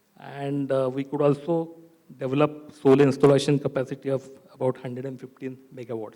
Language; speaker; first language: English; non-native, local second language; Marathi